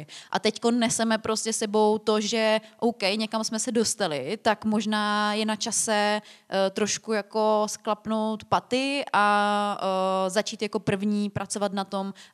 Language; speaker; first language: Czech; native; Czech